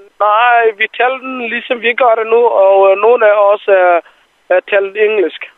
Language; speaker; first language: Danish; non-native, fluent; Somali